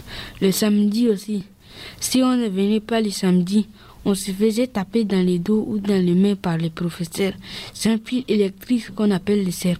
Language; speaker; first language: French; early bilingual, other home language; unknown